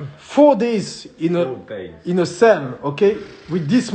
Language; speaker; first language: English; non-native, learner; French